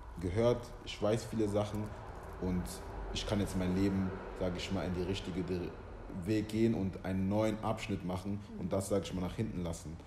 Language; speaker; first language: German; early bilingual, other home language; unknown